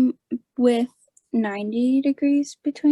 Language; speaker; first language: English; native; English